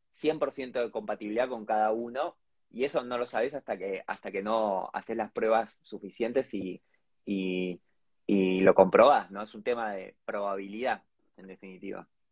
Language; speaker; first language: Spanish; native; Spanish